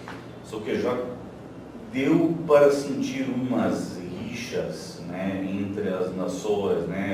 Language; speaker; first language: Portuguese; non-native, fluent; Slovenian